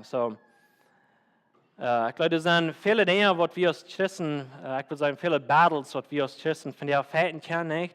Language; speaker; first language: German; non-native, learner; Plautdietsch